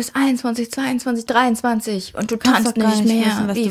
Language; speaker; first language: German; native; German